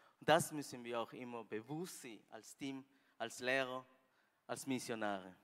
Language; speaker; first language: German; non-native, learner; Spanish